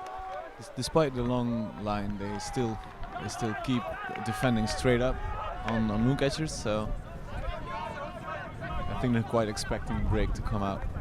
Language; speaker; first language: English; non-native, fluent; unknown